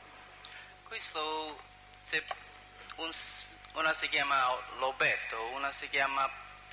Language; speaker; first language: Italian; non-native, learner; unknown